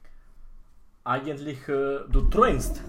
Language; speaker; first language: German; non-native, fluent; Romanian